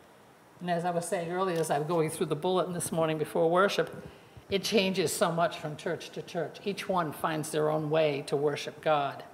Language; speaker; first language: English; native; English